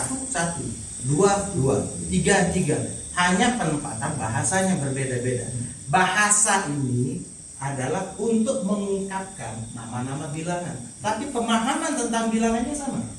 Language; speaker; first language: Indonesian; native; Indonesian